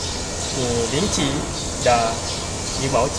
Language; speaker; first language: Chinese; non-native, learner; Malay